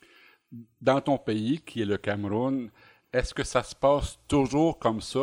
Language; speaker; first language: French; native; French